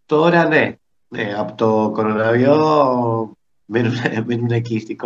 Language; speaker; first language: Greek; early bilingual, heritage; Spanish